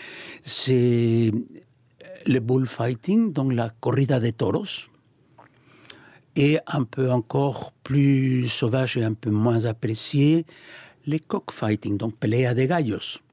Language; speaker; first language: French; non-native, fluent; Spanish